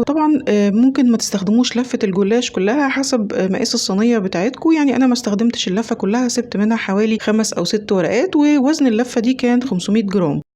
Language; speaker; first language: Arabic; native; Arabic